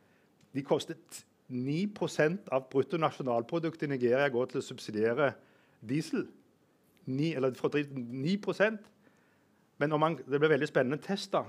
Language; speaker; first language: Norwegian; native; Norwegian